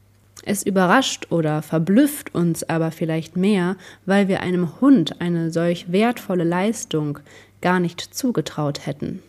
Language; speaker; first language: German; native; German